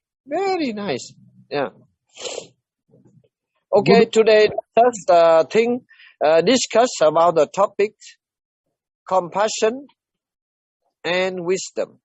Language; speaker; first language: English; non-native, learner; Vietnamese